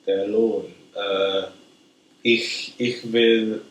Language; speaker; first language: German; non-native, learner; English